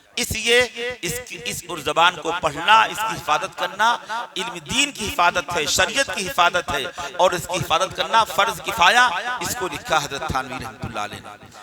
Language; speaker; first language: Urdu; native; Urdu